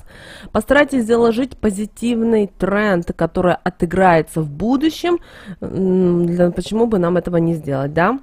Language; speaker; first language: Russian; native; Russian